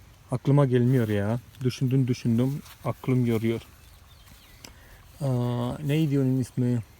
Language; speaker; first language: Turkish; non-native, fluent; Malayalam